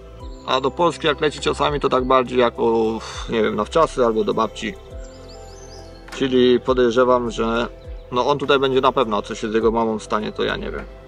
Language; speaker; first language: Polish; native; Polish